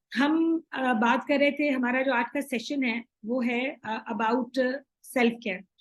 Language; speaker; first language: Urdu; native; Urdu